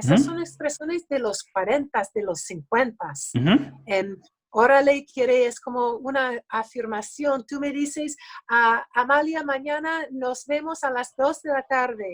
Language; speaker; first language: Spanish; early bilingual, other home language; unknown